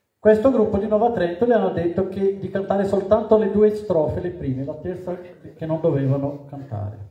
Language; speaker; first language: Italian; non-native, fluent; Portuguese